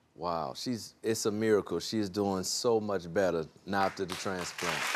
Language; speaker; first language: English; native; English